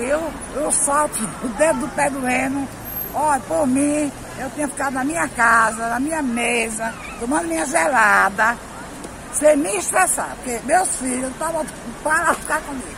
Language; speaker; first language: Portuguese; native; Portuguese